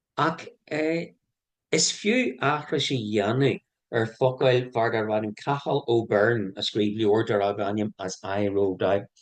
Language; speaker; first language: Irish; non-native, local second language; English